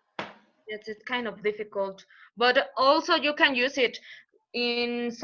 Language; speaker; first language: English; non-native, learner; Spanish